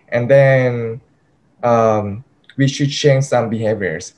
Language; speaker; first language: English; non-native, fluent; Thai